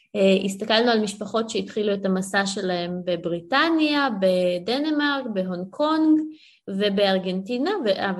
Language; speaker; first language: Hebrew; early bilingual, other home language; Ukrainian